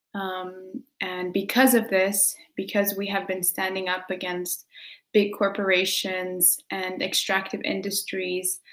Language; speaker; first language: English; early bilingual, other home language; Quechua